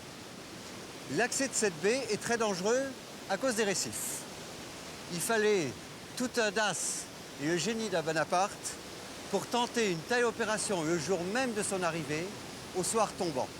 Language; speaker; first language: French; native; French